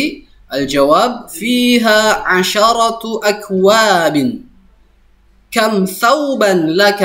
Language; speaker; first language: Arabic; non-native, fluent; Indonesian